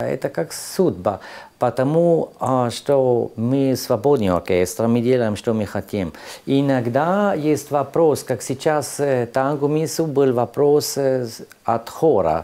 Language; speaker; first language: Ukrainian; non-native, learner; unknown